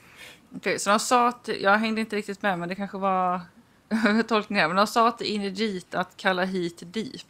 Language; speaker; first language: Swedish; native; Swedish